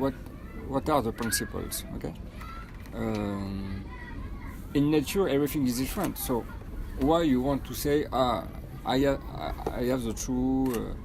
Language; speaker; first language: English; non-native, fluent; French